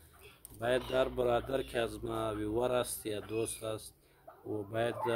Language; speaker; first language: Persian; non-native, learner; Pashto